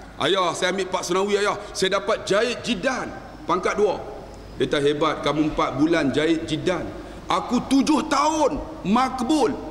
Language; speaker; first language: Malay; native; Malay